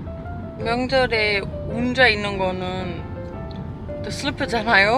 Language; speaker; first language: Korean; non-native, fluent; German